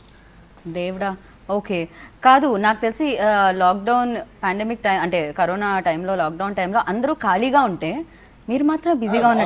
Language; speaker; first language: Telugu; native; Telugu